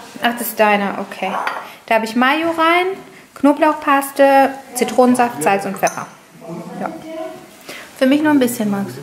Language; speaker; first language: German; native; German